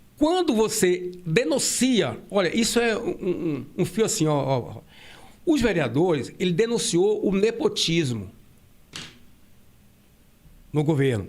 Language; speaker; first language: Portuguese; native; Portuguese